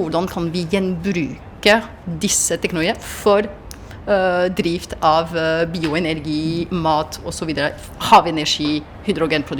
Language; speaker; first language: Norwegian; non-native, fluent; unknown